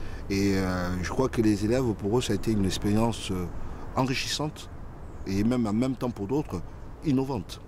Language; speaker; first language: French; native; French